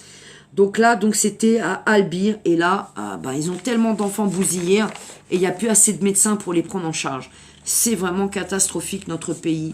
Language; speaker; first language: French; native; French